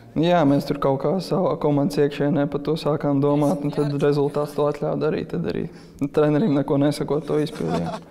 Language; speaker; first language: Latvian; native; Latvian